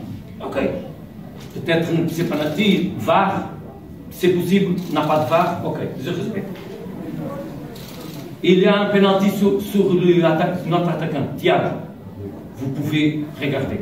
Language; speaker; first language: French; non-native, learner; Portuguese